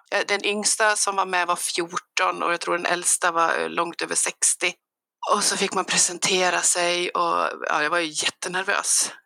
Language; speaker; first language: Swedish; native; Swedish